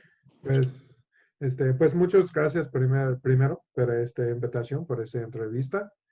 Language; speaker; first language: Spanish; non-native, learner; English